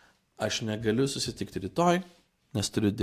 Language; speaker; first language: Lithuanian; non-native, fluent; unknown